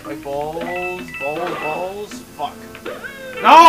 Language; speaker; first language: English; native; English